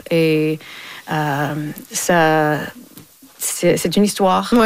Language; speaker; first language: French; non-native, local second language; English